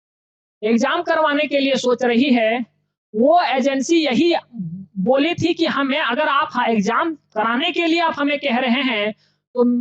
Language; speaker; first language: Hindi; native; Hindi